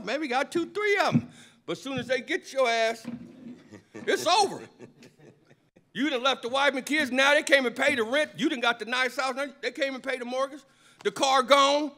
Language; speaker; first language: English; native; English